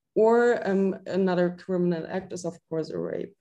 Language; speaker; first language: English; non-native, fluent; German